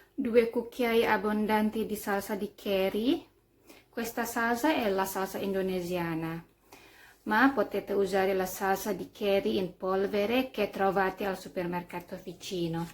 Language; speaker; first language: Italian; non-native, fluent; Indonesian